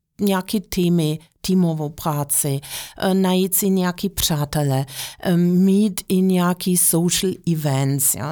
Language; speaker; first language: Czech; non-native, fluent; German